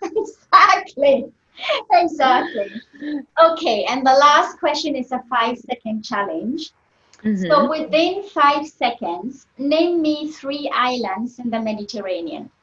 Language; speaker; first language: English; non-native, fluent; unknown